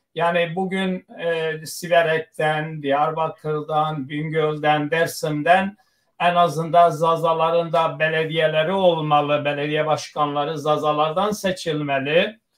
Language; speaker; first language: Turkish; non-native, local second language; Zaza